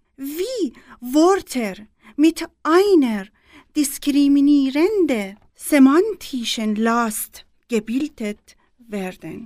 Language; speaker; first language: German; non-native, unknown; Persian